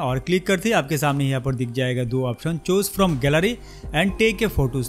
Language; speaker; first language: Hindi; non-native, local second language; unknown